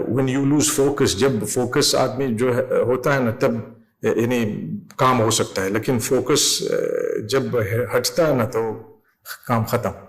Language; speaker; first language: Urdu; non-native, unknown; English